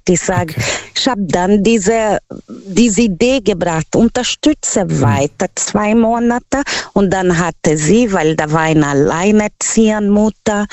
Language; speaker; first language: German; non-native, learner; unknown